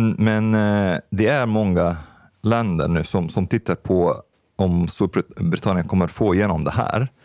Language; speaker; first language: Swedish; non-native, fluent; Arabic